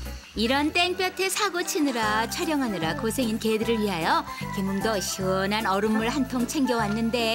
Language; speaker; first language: Korean; native; Korean